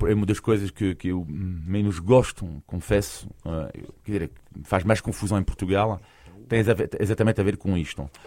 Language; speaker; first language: Portuguese; non-native, fluent; French